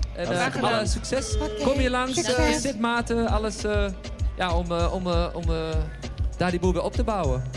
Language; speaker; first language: Dutch; native; Dutch